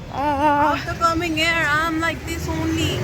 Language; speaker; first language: English; non-native, local second language; Malayalam